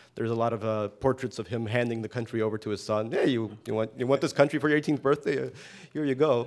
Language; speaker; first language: English; non-native, fluent; Russian